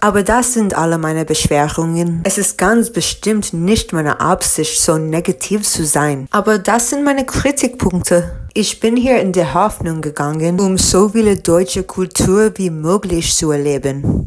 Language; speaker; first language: German; non-native, learner; English